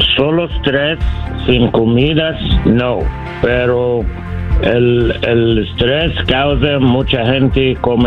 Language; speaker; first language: Spanish; non-native, learner; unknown